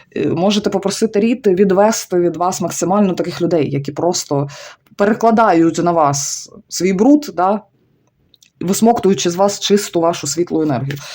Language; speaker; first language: Ukrainian; non-native, local second language; Russian